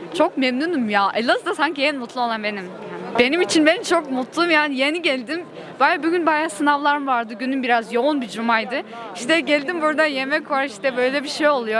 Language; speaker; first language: Turkish; non-native, learner; Mongolian